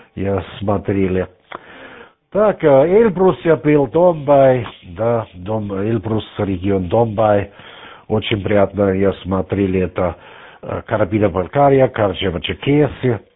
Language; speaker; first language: Russian; non-native, learner; German